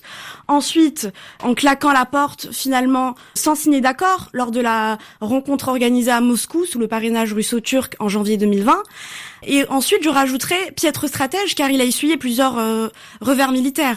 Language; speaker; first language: French; native; French